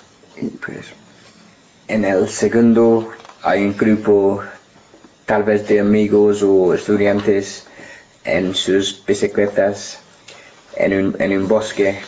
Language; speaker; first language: Spanish; non-native, learner; English